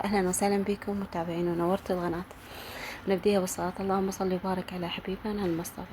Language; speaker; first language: Arabic; native; Arabic